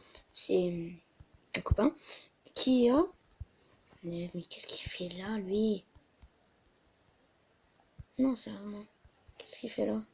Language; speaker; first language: French; native; French